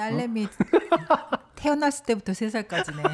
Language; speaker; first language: Korean; native; Korean